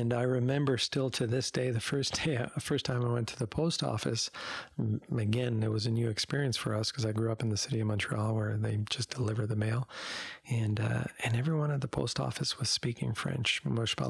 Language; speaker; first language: English; native; English